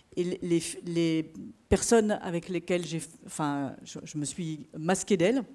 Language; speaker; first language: French; native; French